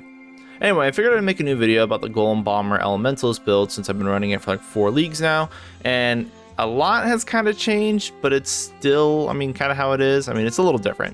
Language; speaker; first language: English; native; English